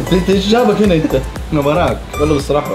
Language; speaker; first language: Arabic; native; Arabic